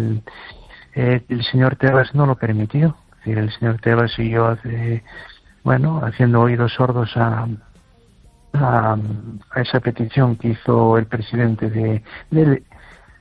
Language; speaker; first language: Spanish; native; Spanish